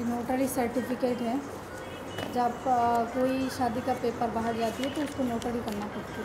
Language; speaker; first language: Hindi; non-native, local second language; Bangla